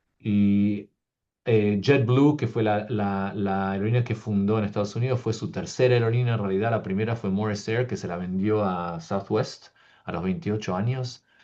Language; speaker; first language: Spanish; early bilingual, heritage; Spanish